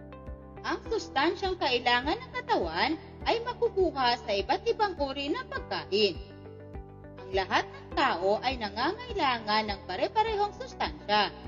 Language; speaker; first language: Filipino; native; Filipino